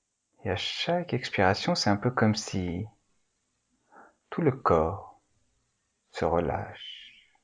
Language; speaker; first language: French; native; French